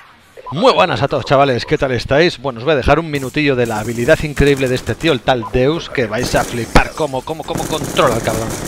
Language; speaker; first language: Spanish; native; Spanish